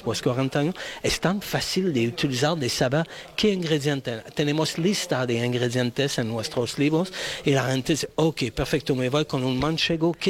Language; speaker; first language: Spanish; non-native, fluent; English